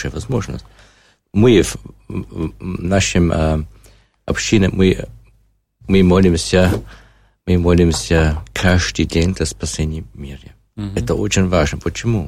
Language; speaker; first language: Russian; non-native, learner; German